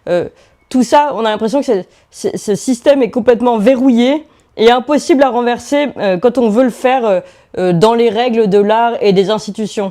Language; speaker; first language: French; native; French